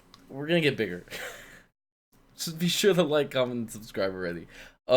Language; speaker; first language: English; native; English